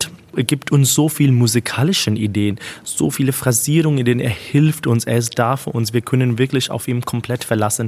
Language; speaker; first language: German; non-native, fluent; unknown